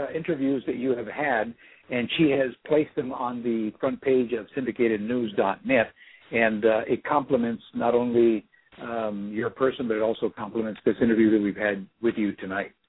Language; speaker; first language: English; early bilingual, other home language; Spanish